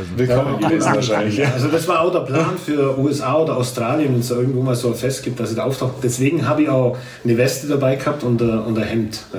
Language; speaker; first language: German; native; German